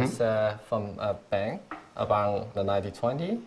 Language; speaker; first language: English; non-native, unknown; Chinese